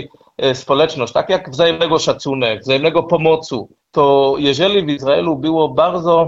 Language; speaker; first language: Polish; non-native, learner; Hebrew